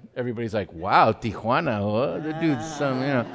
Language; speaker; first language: English; early bilingual, other home language; Spanish